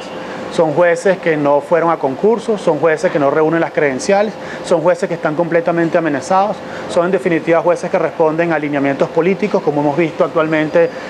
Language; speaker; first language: Spanish; native; Spanish